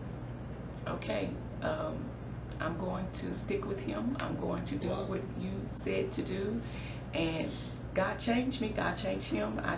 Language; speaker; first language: English; native; English